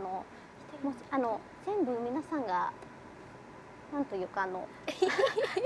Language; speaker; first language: Japanese; non-native, learner; Indonesian